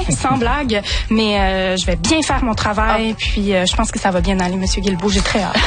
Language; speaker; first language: French; native; French